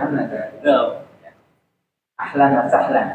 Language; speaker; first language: Arabic; non-native, learner; Indonesian